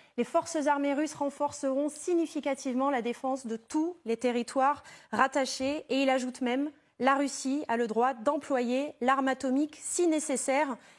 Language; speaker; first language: French; native; French